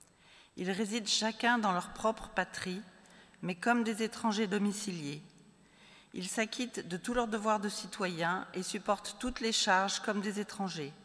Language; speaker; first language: French; native; French